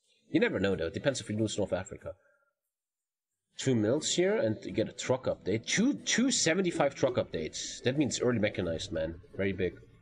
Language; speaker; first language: English; non-native, fluent; German